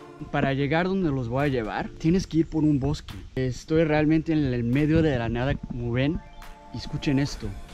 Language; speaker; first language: Spanish; early bilingual, heritage; Spanish